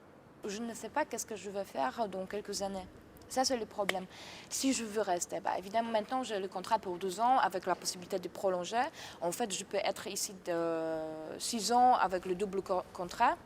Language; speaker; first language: French; non-native, fluent; Polish